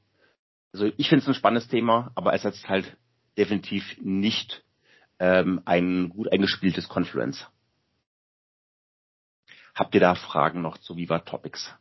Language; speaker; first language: German; native; German